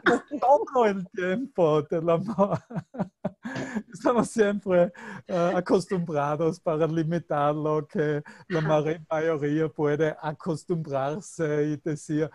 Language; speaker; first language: Spanish; non-native, fluent; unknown